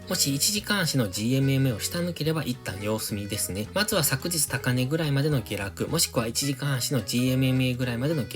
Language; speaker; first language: Japanese; native; Japanese